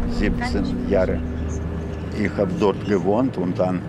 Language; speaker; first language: German; non-native, learner; Ukrainian